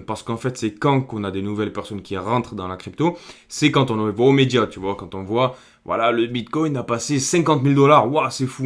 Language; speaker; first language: French; native; French